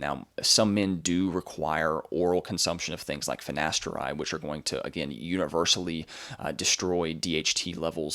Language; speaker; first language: English; native; English